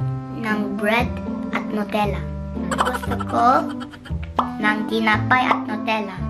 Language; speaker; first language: Filipino; early bilingual, heritage; Filipino